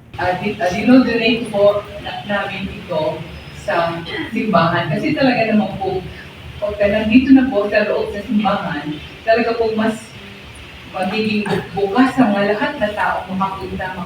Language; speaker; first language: Filipino; native; Filipino